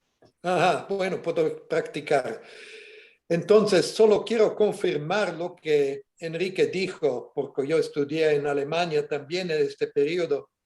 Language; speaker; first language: Spanish; non-native, fluent; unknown